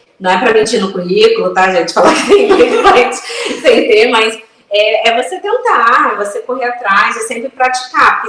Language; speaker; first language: Portuguese; native; Portuguese